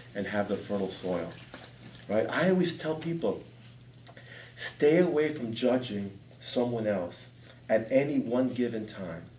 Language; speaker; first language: English; native; English